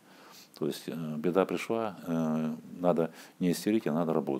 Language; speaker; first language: Russian; native; Russian